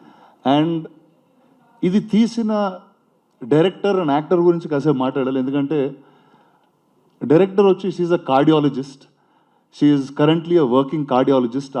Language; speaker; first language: Telugu; native; Telugu